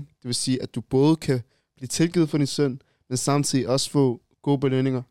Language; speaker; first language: Danish; early bilingual, other home language; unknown